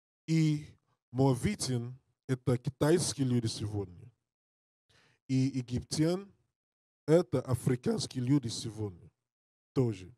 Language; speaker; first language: Russian; non-native, learner; English